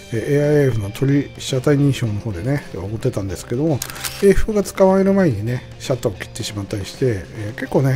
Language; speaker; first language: Japanese; native; Japanese